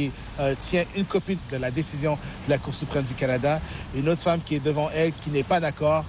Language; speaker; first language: French; native; French